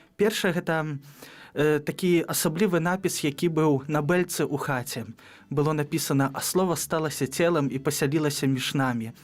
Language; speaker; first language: Belarusian; native; Belarusian